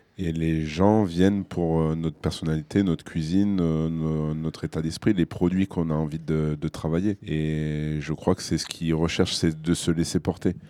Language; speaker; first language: French; native; French